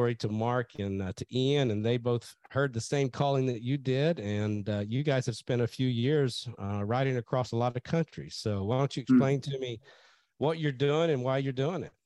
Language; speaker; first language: English; native; English